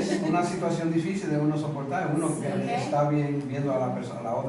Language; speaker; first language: Spanish; native; Spanish